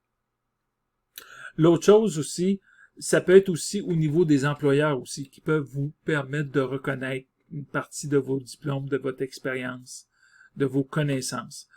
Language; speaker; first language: French; native; French